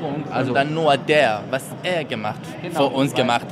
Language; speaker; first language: German; non-native, learner; Arabic